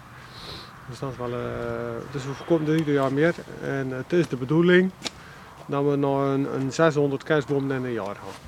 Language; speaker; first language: Dutch; native; Dutch